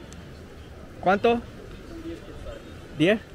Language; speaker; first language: Spanish; non-native, learner; English